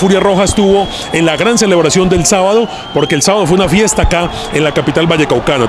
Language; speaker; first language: Spanish; native; Spanish